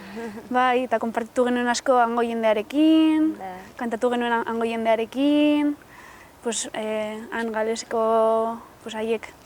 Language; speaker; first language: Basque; non-native, local second language; Spanish